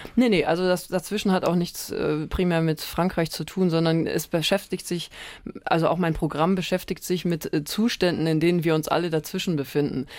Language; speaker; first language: German; native; German